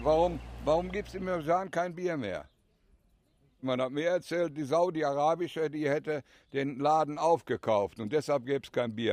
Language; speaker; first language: German; native; German